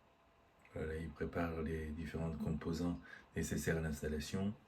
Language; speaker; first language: French; native; French